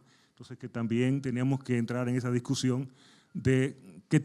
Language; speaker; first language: Spanish; native; Spanish